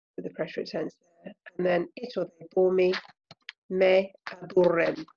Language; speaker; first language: English; native; English